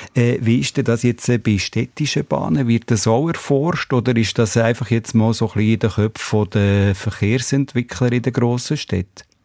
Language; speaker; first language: German; native; German